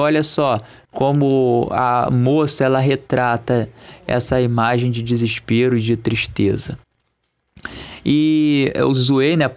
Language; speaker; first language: Portuguese; native; Portuguese